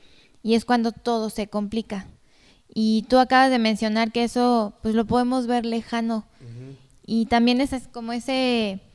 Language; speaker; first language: Spanish; native; Spanish